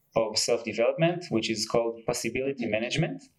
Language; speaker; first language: English; non-native, fluent; Hebrew